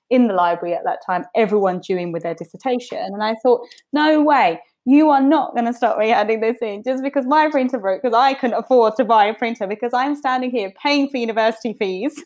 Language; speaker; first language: English; early bilingual, other home language; Bosnian